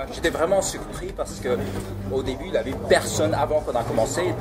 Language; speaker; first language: French; early bilingual, other home language; Cantonese